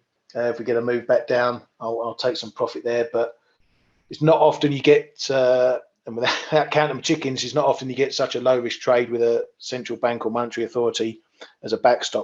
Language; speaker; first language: English; native; English